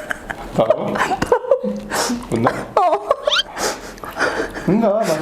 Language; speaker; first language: Indonesian; non-native, learner; Korean